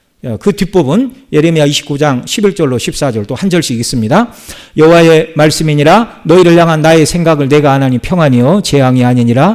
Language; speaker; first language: Korean; native; Korean